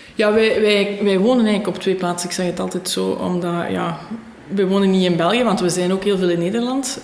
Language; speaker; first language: Dutch; native; Dutch